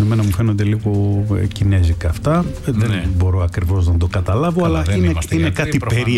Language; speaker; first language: Greek; native; Greek